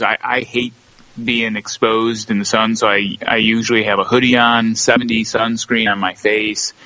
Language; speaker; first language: English; native; English